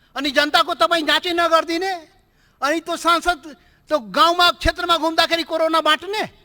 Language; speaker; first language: Nepali; non-native, local second language; Maithili